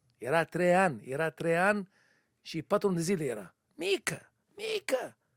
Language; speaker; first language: Romanian; non-native, learner; Hebrew